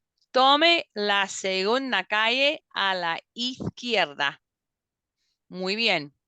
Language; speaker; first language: Spanish; non-native, fluent; English